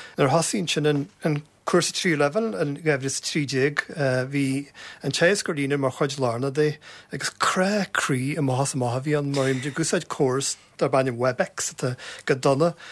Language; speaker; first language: Irish; native; Irish